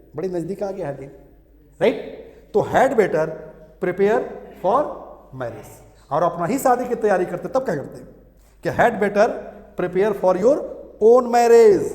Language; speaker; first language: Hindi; native; Hindi